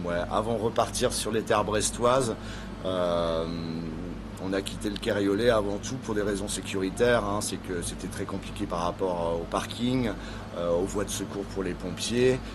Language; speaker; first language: French; native; French